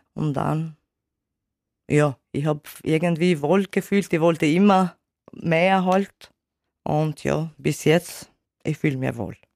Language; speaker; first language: German; non-native, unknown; Albanian